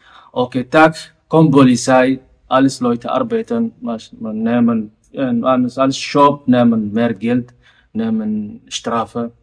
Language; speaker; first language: German; non-native, learner; Somali